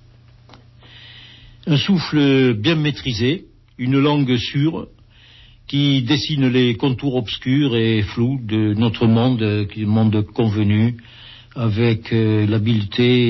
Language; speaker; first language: French; native; French